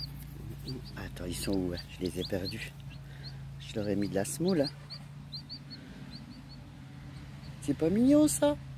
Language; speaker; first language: French; native; French